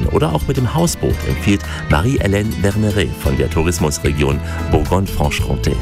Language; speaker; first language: German; native; German